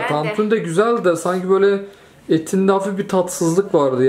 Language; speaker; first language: Turkish; native; Turkish